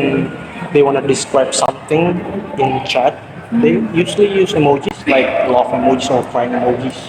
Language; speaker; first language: English; non-native, learner; Indonesian